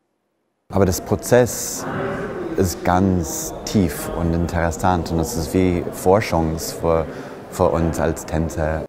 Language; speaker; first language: German; non-native, fluent; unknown